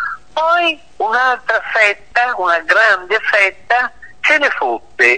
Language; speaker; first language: Italian; native; Italian